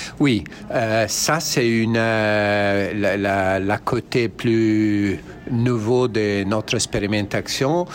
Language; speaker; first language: French; non-native, learner; Italian